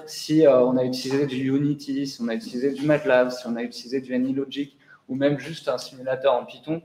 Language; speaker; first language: French; native; French